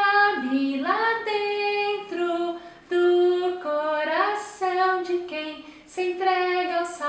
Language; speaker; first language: Portuguese; native; Portuguese